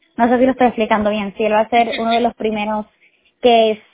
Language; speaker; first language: Spanish; early bilingual, heritage; Spanish